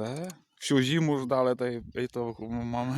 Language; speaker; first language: Russian; native; Russian